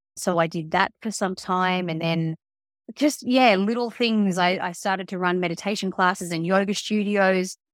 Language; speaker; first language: English; early bilingual, other home language; Filipino